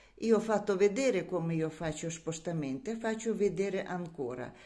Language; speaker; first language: Italian; non-native, learner; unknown